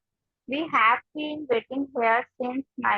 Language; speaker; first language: English; non-native, learner; Urdu